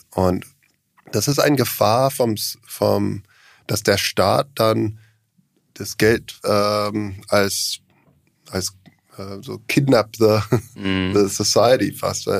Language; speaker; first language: German; non-native, learner; English